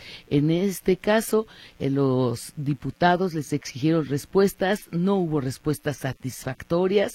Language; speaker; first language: Spanish; native; Spanish